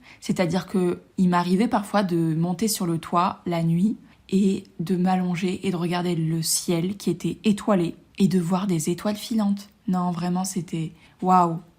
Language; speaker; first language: French; native; French